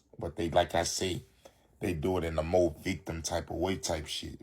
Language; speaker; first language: English; native; English